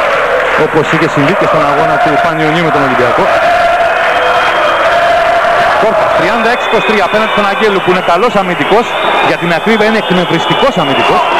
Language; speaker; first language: Greek; native; Greek